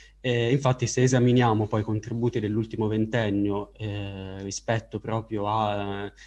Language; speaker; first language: Italian; native; Italian